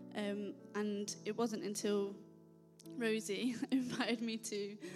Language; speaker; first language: English; native; English